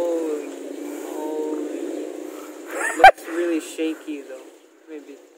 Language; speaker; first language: English; non-native, local second language; Filipino